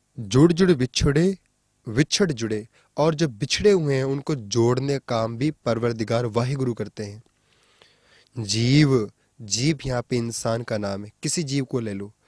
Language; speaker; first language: Hindi; non-native, local second language; Punjabi